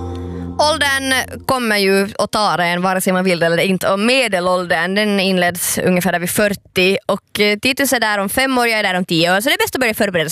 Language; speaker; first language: Swedish; native; Swedish